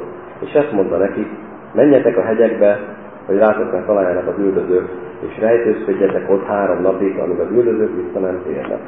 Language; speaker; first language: Hungarian; native; Hungarian